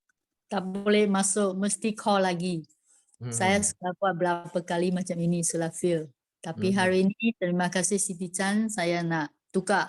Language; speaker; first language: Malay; non-native, local second language; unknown